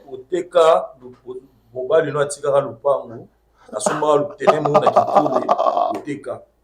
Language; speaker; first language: Lingala; native; Lingala